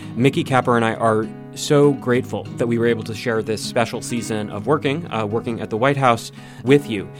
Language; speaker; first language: English; native; English